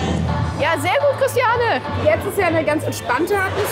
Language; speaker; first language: German; native; German